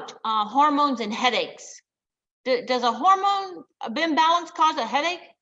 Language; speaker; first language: English; native; English